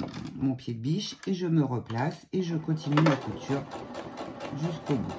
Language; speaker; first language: French; native; French